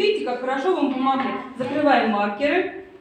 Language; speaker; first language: Russian; native; Russian